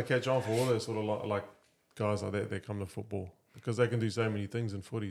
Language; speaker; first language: English; native; English